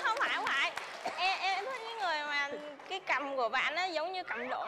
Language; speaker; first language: Vietnamese; native; Vietnamese